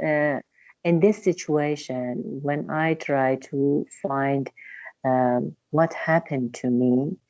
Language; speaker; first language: English; non-native, learner; Persian